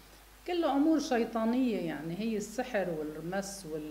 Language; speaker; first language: Arabic; native; Arabic